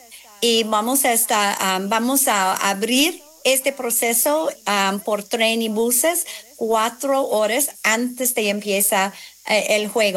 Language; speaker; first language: Spanish; non-native, fluent; English